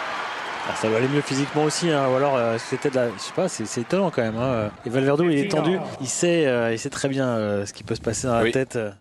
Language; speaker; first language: French; native; French